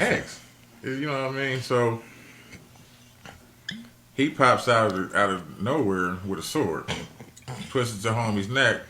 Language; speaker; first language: English; native; English